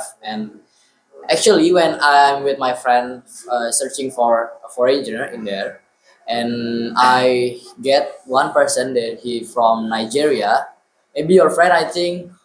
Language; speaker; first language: English; non-native, learner; Indonesian